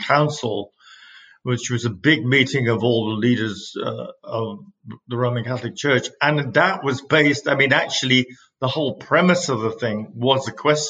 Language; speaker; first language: English; native; English